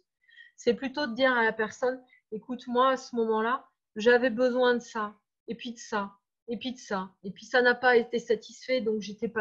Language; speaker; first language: French; native; French